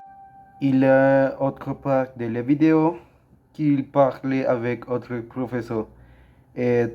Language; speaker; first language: French; non-native, learner; Spanish